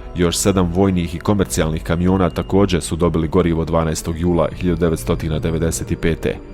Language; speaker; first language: Bosnian; native; Bosnian